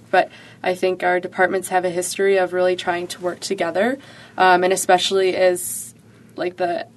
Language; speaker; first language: English; native; English